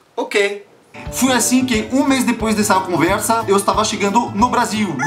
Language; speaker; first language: Portuguese; non-native, fluent; French